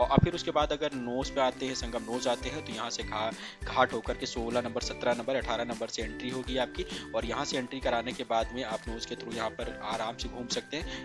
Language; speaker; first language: Hindi; native; Hindi